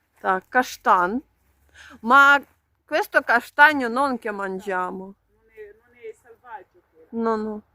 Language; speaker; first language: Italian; non-native, learner; Ukrainian